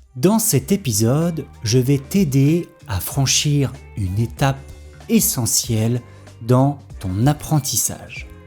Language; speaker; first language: French; native; French